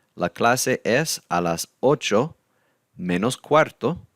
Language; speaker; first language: Spanish; non-native, fluent; English